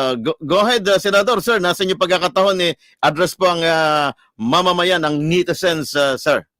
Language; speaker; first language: Filipino; native; Filipino